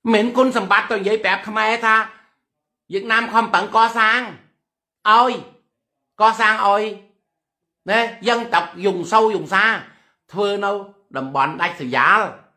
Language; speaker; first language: Khmer; native; Khmer